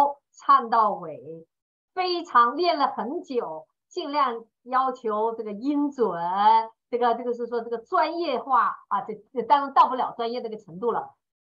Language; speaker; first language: Chinese; native; Chinese